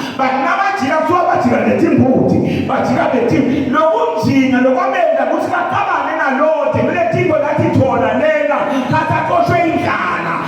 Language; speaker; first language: Zulu; non-native, local second language; Swati